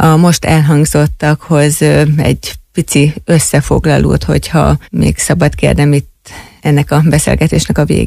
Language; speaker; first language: Hungarian; native; Hungarian